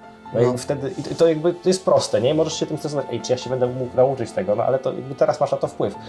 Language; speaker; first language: Polish; native; Polish